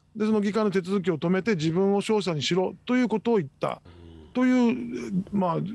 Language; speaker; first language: Japanese; native; Japanese